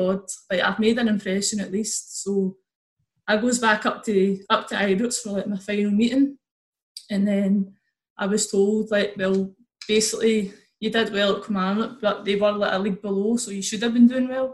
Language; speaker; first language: English; native; English